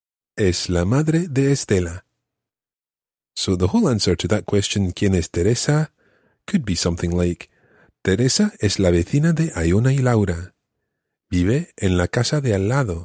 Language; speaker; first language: Spanish; non-native, fluent; English